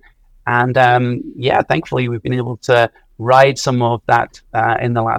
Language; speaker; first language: English; native; English